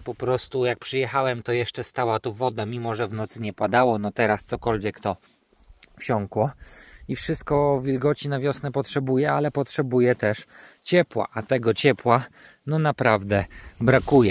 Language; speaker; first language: Polish; native; Polish